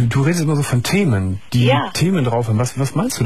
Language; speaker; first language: German; native; German